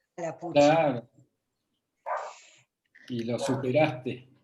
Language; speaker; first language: Spanish; native; Spanish